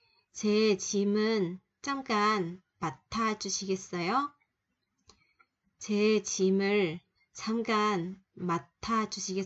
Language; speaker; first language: Korean; non-native, fluent; Vietnamese